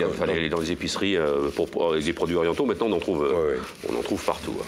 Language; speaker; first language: French; native; French